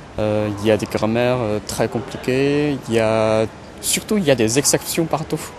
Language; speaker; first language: French; non-native, fluent; Chinese